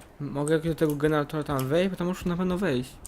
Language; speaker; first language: Polish; native; Polish